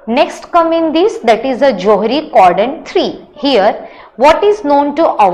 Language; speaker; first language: English; non-native, local second language; Hindi